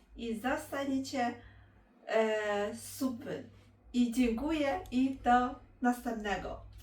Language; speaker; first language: Polish; non-native, learner; Chinese